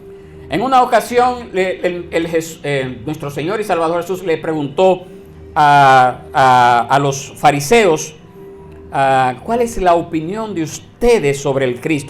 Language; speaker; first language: Spanish; native; Spanish